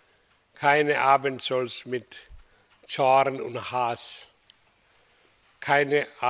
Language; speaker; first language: German; non-native, learner; Hindi